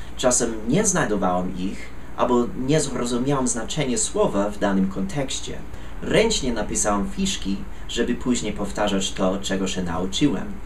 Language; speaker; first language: Polish; non-native, fluent; English